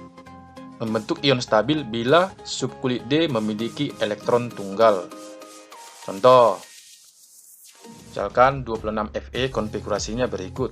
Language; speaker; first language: Indonesian; native; Indonesian